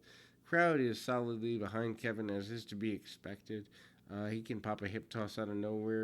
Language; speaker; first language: English; native; English